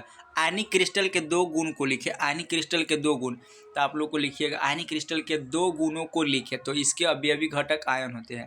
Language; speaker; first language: Hindi; native; Hindi